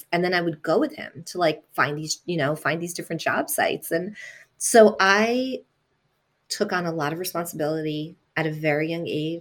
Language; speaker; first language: English; early bilingual, other home language; Italian